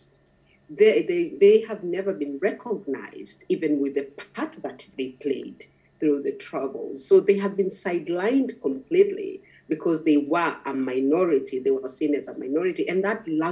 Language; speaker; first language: English; non-native, local second language; Masai